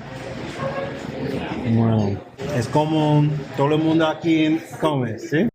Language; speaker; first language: Spanish; non-native, learner; English